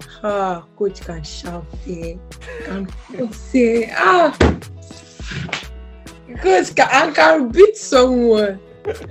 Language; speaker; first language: English; non-native, local second language; Yoruba